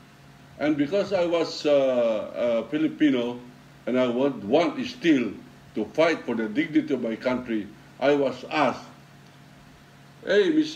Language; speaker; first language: English; non-native, local second language; Filipino